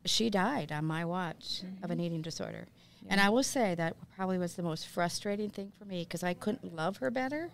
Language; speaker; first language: English; native; English